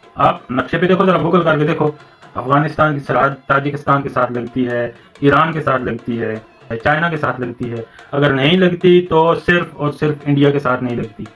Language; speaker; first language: Urdu; non-native, local second language; Northern Hindko